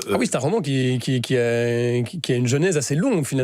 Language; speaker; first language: French; native; French